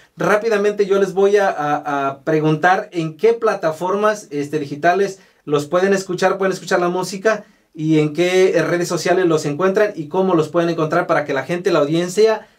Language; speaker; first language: Spanish; native; Spanish